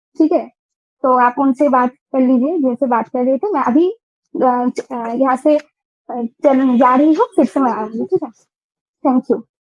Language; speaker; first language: Hindi; non-native, local second language; Bangla